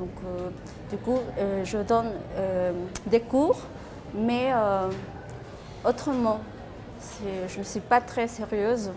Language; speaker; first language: French; non-native, fluent; Spanish